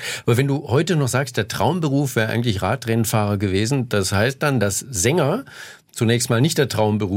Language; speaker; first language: German; native; German